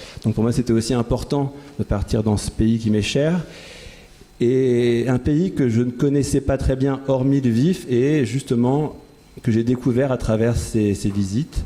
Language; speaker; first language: French; native; French